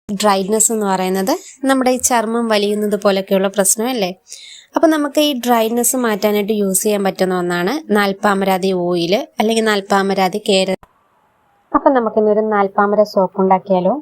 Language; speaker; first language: Malayalam; native; Malayalam